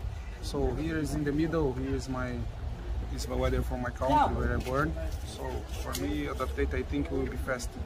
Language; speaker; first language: English; non-native, learner; Portuguese